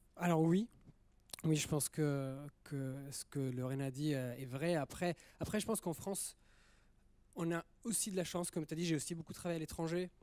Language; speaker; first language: French; early bilingual, other home language; Italian